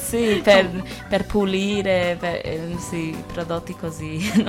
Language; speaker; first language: Italian; non-native, fluent; English